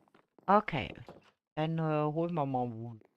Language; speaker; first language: German; native; German